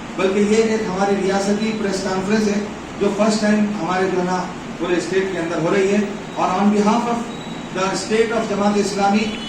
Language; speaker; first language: Hindi; non-native, local second language; Urdu